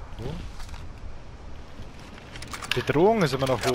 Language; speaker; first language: German; native; German